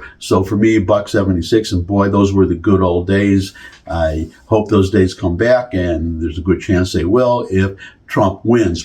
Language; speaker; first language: English; native; English